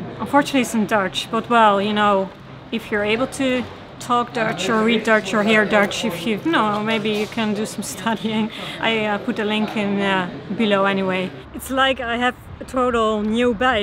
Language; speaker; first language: English; non-native, fluent; Dutch